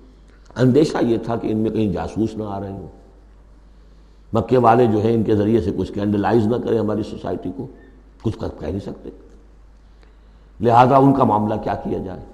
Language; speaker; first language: Urdu; native; Urdu